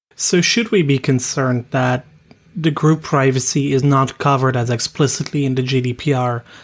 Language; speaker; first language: English; non-native, fluent; Dutch